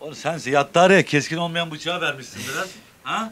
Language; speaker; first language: Turkish; native; Turkish